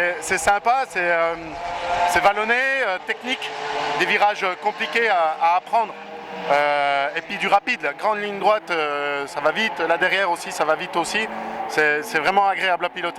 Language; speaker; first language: French; native; French